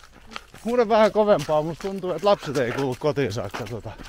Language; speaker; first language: Finnish; native; Finnish